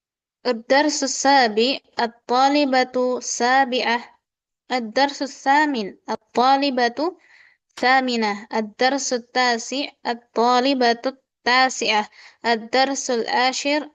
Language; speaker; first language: Arabic; non-native, fluent; Indonesian